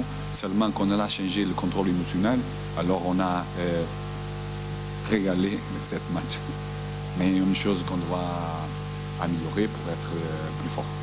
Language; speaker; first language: French; non-native, learner; Portuguese